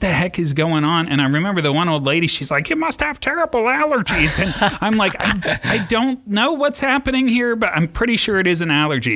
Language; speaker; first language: English; native; English